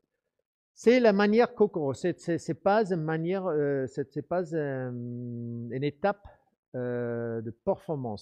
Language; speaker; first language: French; non-native, fluent; English